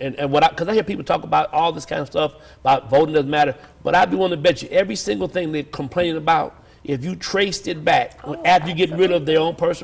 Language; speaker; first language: English; native; English